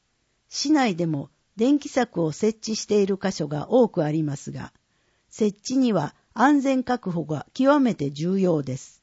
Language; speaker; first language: Japanese; native; Japanese